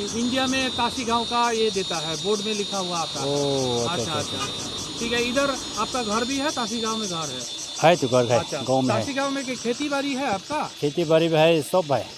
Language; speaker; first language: Hindi; non-native, local second language; Bangla